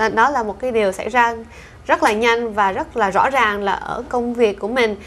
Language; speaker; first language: Vietnamese; early bilingual, heritage; Vietnamese